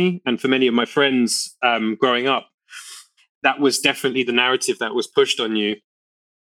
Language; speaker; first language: English; native; English